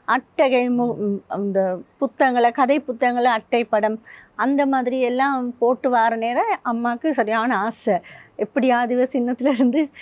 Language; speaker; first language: Tamil; native; Tamil